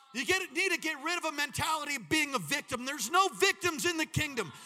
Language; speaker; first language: English; native; English